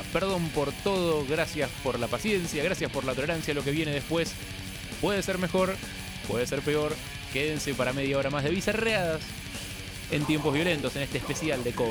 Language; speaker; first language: Spanish; native; Spanish